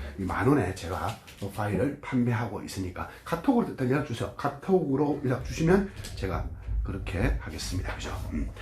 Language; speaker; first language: Korean; native; Korean